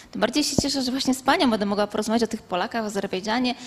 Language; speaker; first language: Polish; native; Polish